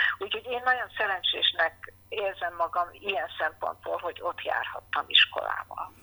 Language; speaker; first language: Hungarian; early bilingual, heritage; Hungarian